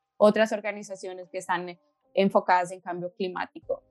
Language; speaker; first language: Spanish; native; Spanish